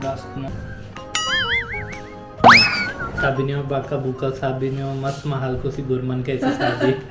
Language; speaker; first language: Filipino; non-native, learner; Hindi